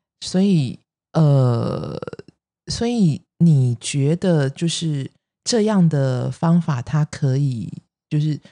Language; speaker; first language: Chinese; native; Chinese